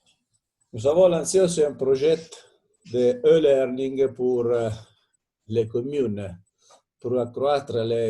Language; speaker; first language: French; non-native, fluent; Italian